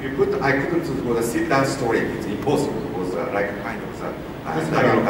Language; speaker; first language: English; non-native, learner; Japanese